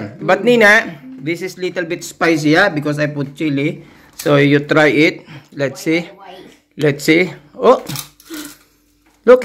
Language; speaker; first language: English; non-native, local second language; Filipino